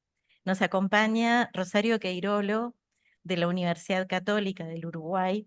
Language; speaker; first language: Spanish; native; Spanish